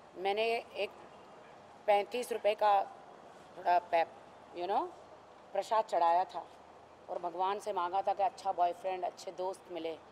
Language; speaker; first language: Hindi; native; Hindi